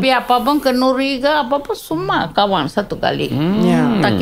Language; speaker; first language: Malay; non-native, local second language; Tamil